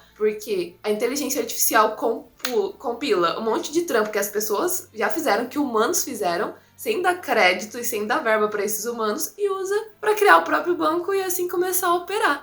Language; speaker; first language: Portuguese; native; Portuguese